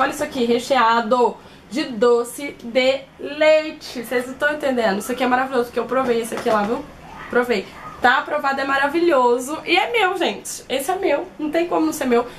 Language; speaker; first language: Portuguese; native; Portuguese